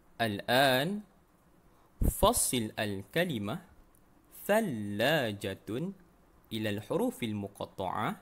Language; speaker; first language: Arabic; non-native, fluent; Malay